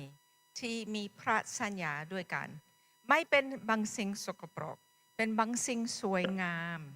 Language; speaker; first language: Thai; non-native, fluent; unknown